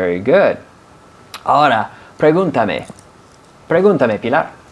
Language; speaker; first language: Spanish; non-native, fluent; English